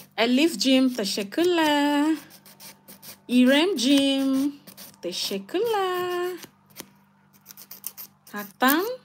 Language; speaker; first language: Turkish; non-native, learner; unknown